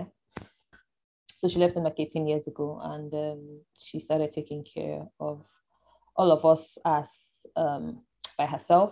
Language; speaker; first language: English; non-native, local second language; Yoruba